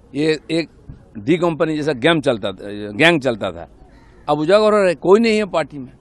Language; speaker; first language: Hindi; non-native, local second language; Bangla